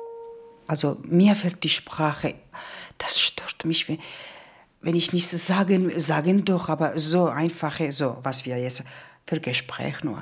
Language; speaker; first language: German; non-native, learner; Georgian